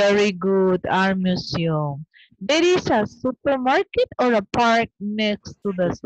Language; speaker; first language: English; non-native, learner; Spanish